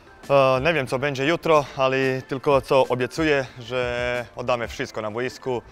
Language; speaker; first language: Polish; non-native, learner; Croatian